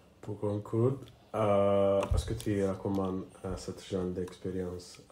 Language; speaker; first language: French; non-native, learner; English